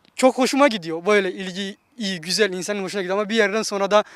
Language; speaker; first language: Turkish; non-native, fluent; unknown